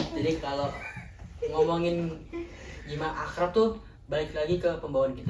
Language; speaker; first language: Indonesian; native; Indonesian